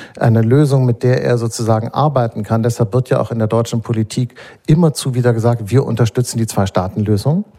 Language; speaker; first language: German; native; German